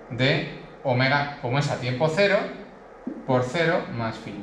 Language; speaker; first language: Spanish; native; Spanish